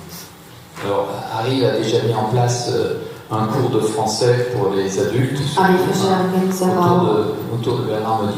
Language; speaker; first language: French; native; French